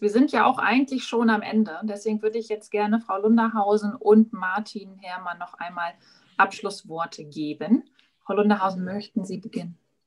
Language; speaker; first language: German; native; German